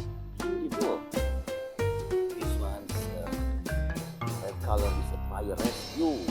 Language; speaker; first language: English; non-native, learner; Indonesian